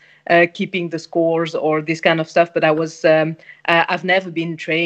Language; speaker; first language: English; non-native, fluent; French